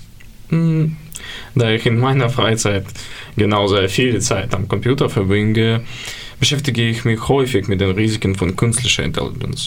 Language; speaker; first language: German; non-native, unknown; Ukrainian